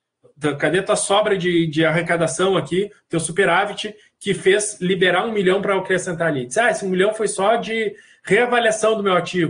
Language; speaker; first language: Portuguese; native; Portuguese